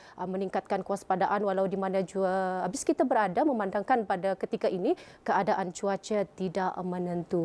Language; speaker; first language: Malay; native; Malay